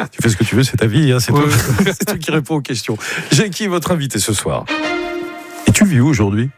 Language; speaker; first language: French; native; French